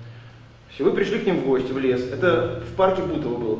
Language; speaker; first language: Russian; native; Russian